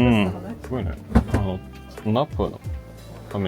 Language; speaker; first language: Japanese; non-native, fluent; French